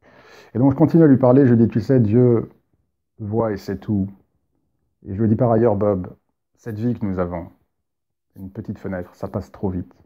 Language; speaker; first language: French; native; French